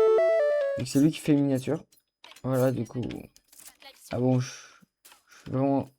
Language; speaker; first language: French; native; French